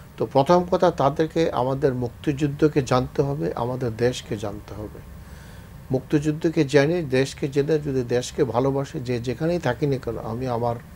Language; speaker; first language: Bangla; native; Bangla